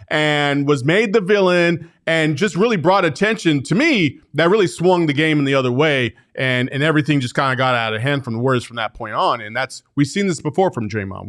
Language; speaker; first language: English; native; English